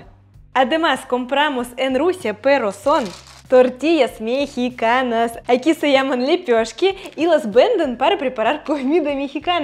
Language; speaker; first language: Spanish; non-native, fluent; Russian